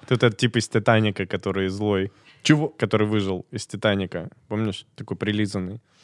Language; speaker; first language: Russian; native; Russian